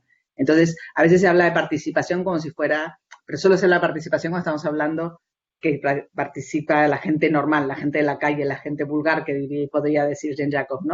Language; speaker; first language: Spanish; native; Spanish